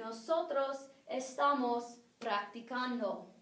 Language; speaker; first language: Spanish; non-native, fluent; English